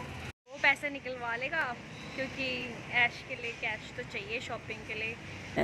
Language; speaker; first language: Hindi; native; Hindi